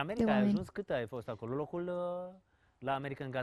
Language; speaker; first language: Romanian; native; Romanian